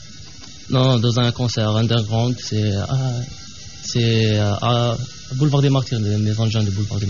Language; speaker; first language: French; non-native, local second language; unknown